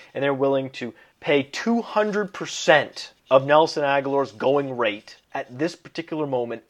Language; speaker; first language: English; early bilingual, other home language; Italian